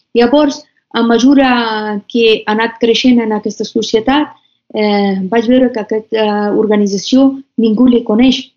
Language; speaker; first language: Catalan; non-native, fluent; Persian